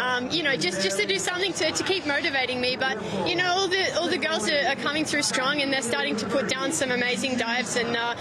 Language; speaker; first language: English; native; English